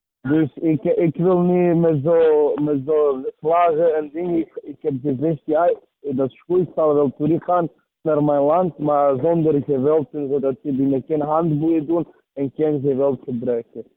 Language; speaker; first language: Dutch; early bilingual, other home language; Serbian